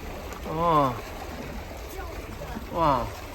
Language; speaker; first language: Chinese; non-native, learner; English